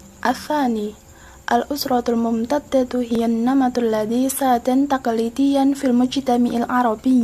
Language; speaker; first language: Arabic; non-native, learner; Indonesian